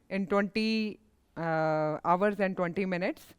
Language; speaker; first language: English; non-native, local second language; Punjabi